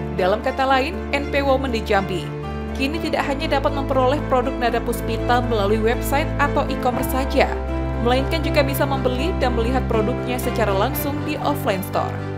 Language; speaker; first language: Indonesian; native; Indonesian